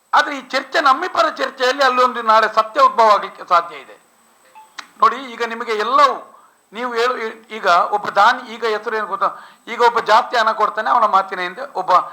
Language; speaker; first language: Kannada; non-native, local second language; Tulu